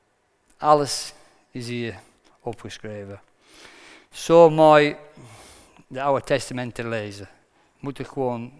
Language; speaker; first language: Dutch; non-native, fluent; English